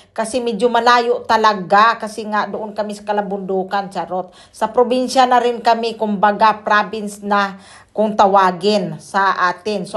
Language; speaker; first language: Filipino; native; Filipino